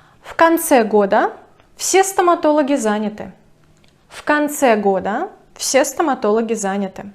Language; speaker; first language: Russian; native; Russian